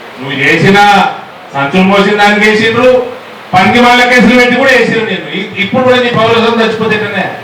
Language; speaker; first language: Telugu; native; Telugu